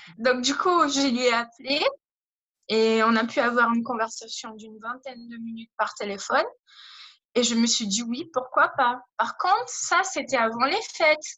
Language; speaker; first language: French; non-native, fluent; Portuguese